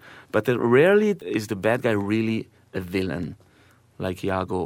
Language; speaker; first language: English; non-native, fluent; Hebrew